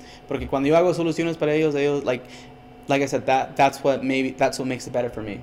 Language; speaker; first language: English; early bilingual, other home language; Spanish